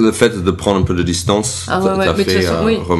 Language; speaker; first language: French; non-native, fluent; English